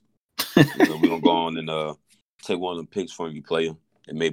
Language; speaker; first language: English; native; English